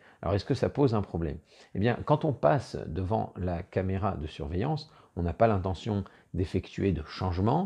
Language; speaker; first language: French; native; French